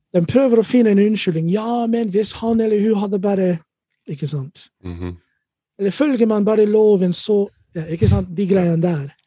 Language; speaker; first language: Norwegian; non-native, fluent; English